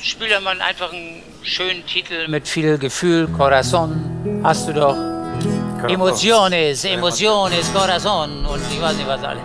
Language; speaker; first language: German; native; German